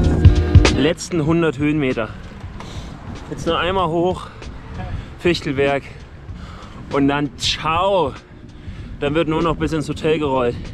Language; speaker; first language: German; native; German